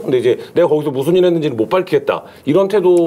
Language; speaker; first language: Korean; native; Korean